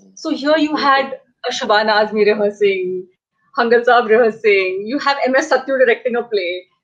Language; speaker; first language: English; non-native, local second language; Hindi